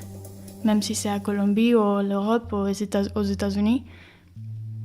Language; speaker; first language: French; non-native, fluent; Spanish